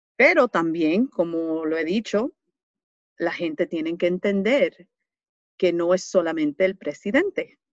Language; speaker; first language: Spanish; early bilingual, heritage; Spanish